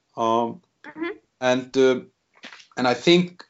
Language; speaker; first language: English; non-native, fluent; Icelandic